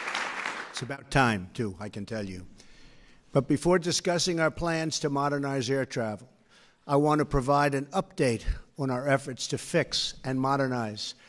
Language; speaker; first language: English; native; English